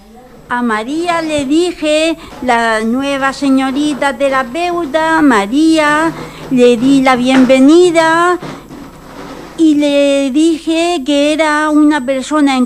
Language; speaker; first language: Spanish; native; Spanish